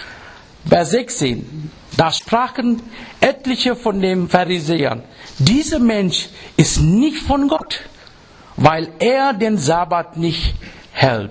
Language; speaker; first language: German; non-native, fluent; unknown